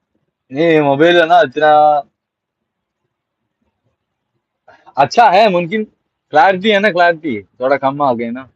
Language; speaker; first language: Hindi; non-native, local second language; Malayalam